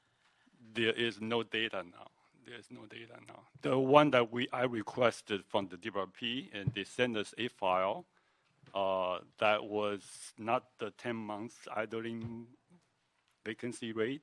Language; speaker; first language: English; non-native, fluent; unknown